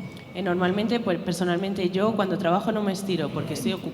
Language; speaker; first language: Spanish; native; Spanish